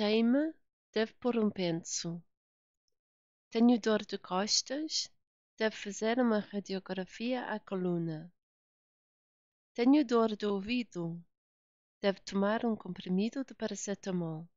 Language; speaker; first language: Portuguese; non-native, fluent; English